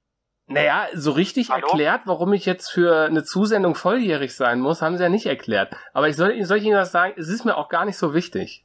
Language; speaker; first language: German; native; German